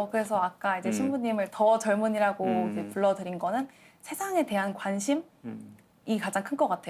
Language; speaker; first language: Korean; native; Korean